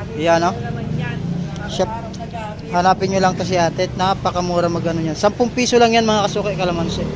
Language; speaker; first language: Filipino; native; Filipino